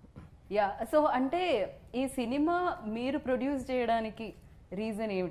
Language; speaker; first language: Telugu; native; Telugu